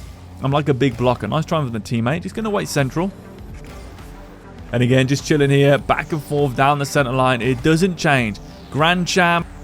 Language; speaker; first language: English; native; English